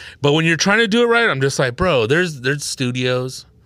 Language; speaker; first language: English; early bilingual, other home language; Spanish